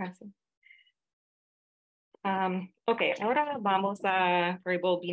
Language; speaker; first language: Spanish; non-native, fluent; English